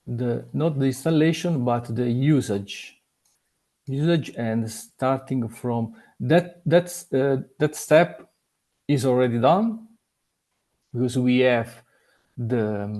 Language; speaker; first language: English; non-native, learner; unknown